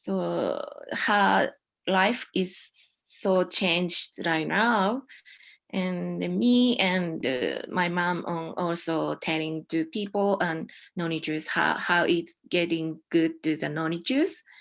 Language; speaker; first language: English; non-native, learner; Japanese